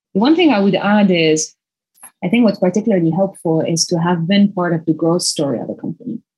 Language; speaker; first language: English; non-native, fluent; Arabic